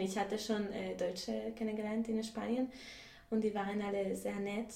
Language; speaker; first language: German; non-native, fluent; Spanish